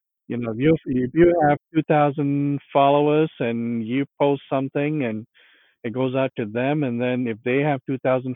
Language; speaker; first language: English; non-native, local second language; Punjabi